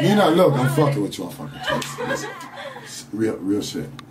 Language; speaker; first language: English; early bilingual, other home language; Spanish